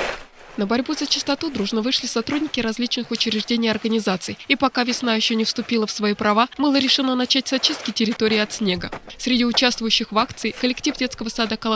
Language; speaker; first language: Russian; native; Russian